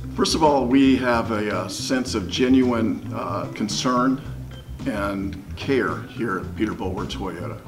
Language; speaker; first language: English; native; English